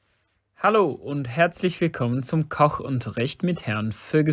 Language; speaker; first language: German; non-native, fluent; English